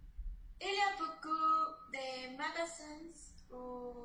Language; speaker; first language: French; non-native, learner; Spanish